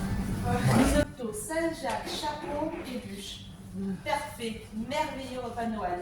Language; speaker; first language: French; native; French